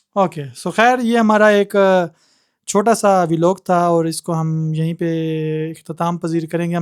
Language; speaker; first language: Urdu; native; Urdu